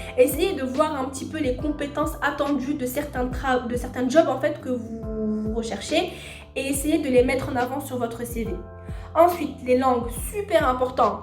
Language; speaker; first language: French; non-native, local second language; Arabic